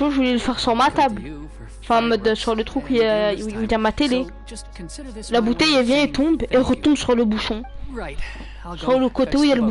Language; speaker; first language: French; native; French